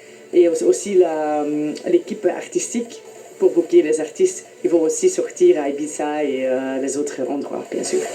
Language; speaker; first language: French; non-native, local second language; Dutch